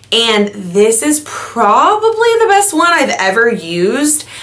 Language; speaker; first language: English; native; English